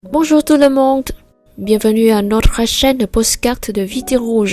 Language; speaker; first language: French; non-native, fluent; Vietnamese